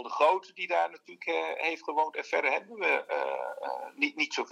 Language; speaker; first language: Dutch; early bilingual, other home language; Turkish